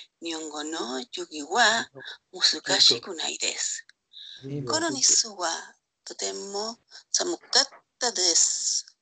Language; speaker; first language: Japanese; non-native, learner; Spanish